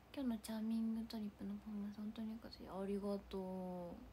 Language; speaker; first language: Japanese; native; Japanese